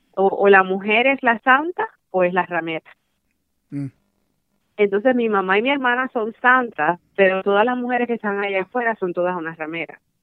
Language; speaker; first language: Spanish; early bilingual, heritage; Spanish